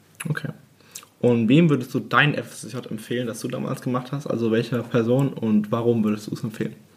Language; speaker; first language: German; native; German